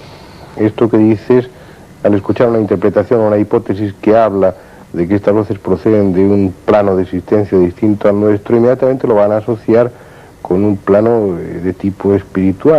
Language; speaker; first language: Spanish; native; Spanish